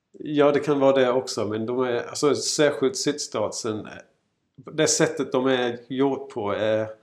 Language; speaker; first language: Swedish; non-native, fluent; English